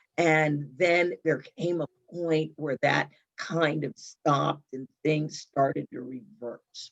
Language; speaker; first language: English; native; English